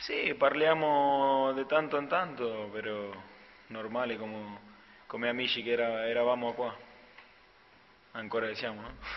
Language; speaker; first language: Italian; non-native, fluent; Spanish